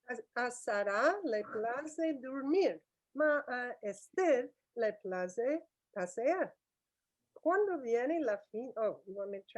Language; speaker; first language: Spanish; non-native, learner; English